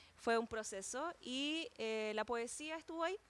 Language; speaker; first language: Spanish; native; Spanish